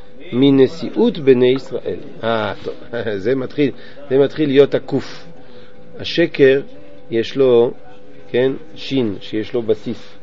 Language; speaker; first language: Hebrew; non-native, fluent; French